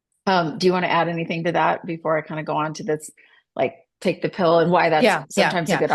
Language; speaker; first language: English; native; English